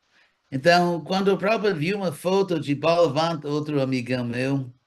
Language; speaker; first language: Portuguese; non-native, fluent; English